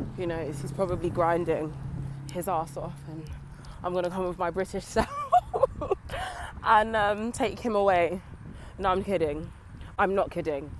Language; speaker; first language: English; native; English